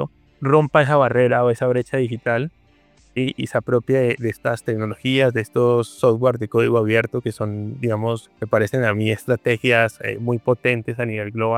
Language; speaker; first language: Spanish; native; Spanish